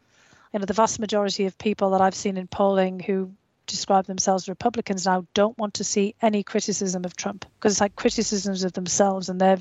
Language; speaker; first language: English; native; English